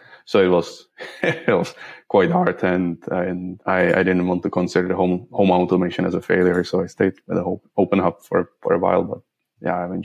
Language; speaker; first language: English; non-native, fluent; Czech